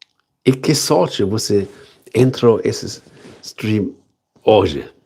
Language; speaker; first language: Portuguese; non-native, learner; German